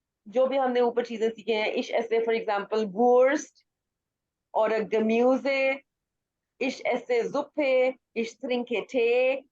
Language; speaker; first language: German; non-native, fluent; Urdu